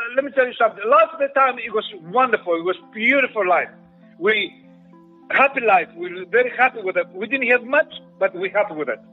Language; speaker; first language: English; non-native, learner; Greek